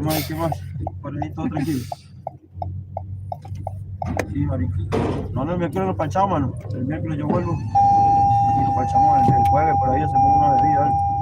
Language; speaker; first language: Spanish; native; Spanish